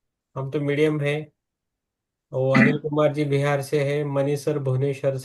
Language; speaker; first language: Hindi; native; Hindi